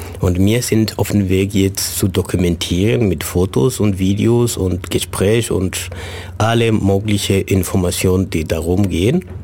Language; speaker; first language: German; non-native, fluent; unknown